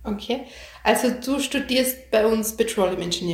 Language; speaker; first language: German; native; German